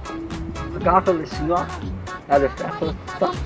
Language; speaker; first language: French; non-native, learner; Chinese